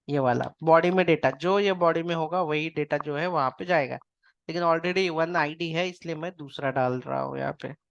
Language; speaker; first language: Hindi; non-native, local second language; Marathi